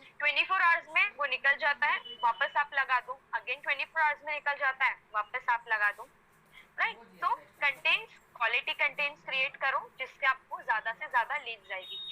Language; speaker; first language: Hindi; non-native, local second language; Gujarati